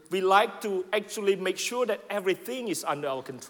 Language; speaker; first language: English; non-native, fluent; Indonesian